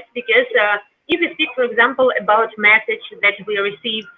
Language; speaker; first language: English; non-native, learner; Ukrainian